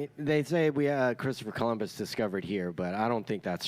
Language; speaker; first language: English; native; English